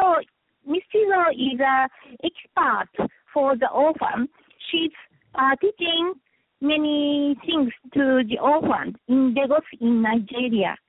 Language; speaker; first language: English; non-native, learner; Japanese